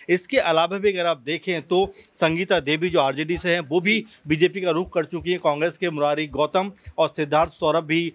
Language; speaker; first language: Hindi; native; Hindi